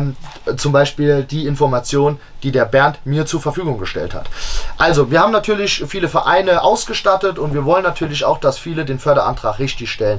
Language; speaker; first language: German; native; German